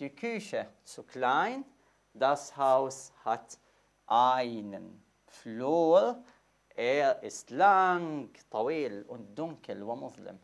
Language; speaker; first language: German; non-native, fluent; Arabic